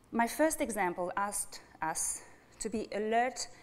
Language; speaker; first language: English; non-native, fluent; French